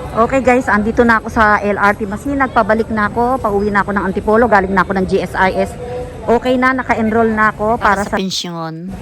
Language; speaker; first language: Filipino; native; Filipino